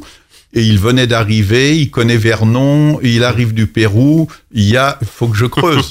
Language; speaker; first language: French; native; French